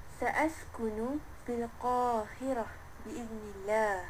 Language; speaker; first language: Arabic; non-native, learner; Malay